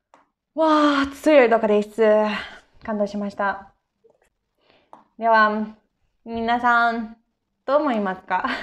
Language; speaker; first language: Japanese; non-native, fluent; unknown